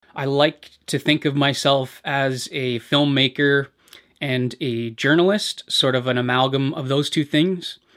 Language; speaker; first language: English; native; English